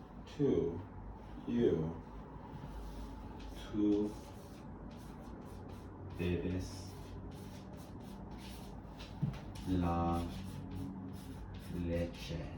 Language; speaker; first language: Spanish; non-native, learner; English